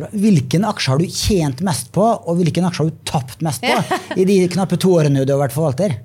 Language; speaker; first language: Norwegian; native; Norwegian